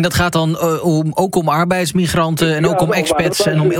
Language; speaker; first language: Dutch; native; Dutch